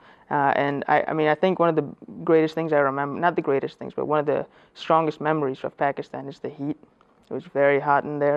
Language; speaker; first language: English; early bilingual, other home language; Persian